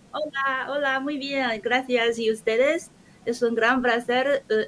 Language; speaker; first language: Spanish; non-native, fluent; Chinese